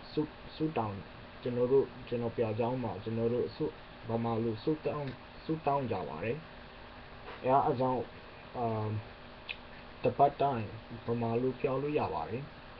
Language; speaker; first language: Burmese; non-native, learner; English